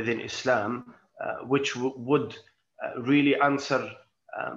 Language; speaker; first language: English; non-native, fluent; Arabic